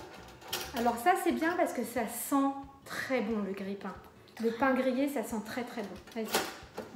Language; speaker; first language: French; native; French